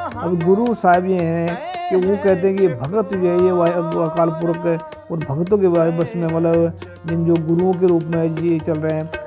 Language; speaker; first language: Hindi; non-native, local second language; Punjabi